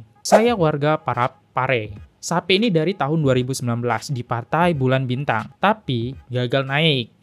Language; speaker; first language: Indonesian; native; Indonesian